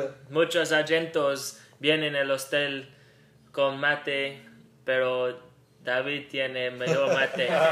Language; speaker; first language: Spanish; non-native, learner; English